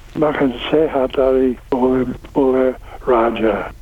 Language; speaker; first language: Indonesian; non-native, learner; English